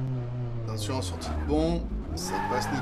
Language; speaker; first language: French; native; French